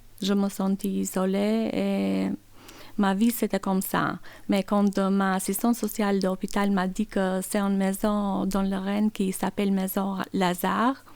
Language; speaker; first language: French; non-native, learner; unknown